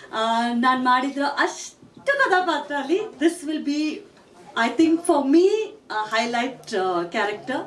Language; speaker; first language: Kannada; non-native, fluent; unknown